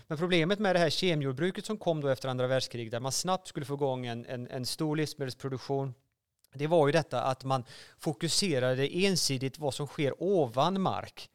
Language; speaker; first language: Swedish; native; Swedish